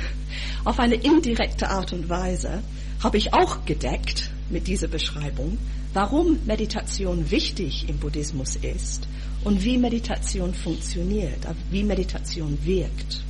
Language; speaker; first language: German; non-native, fluent; English